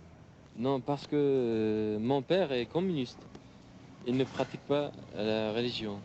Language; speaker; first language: French; non-native, learner; Uzbek